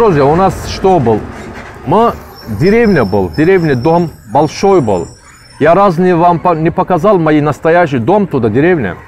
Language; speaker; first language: Russian; non-native, learner; Turkish